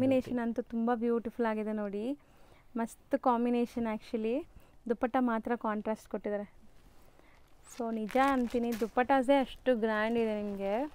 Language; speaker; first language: Kannada; native; Kannada